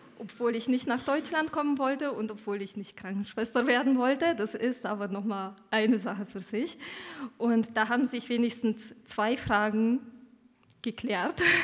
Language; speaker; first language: German; early bilingual, other home language; Romanian